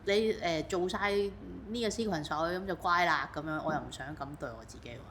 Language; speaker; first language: Cantonese; native; Cantonese